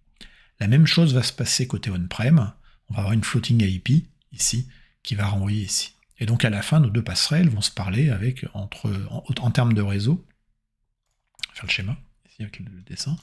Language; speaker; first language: French; native; French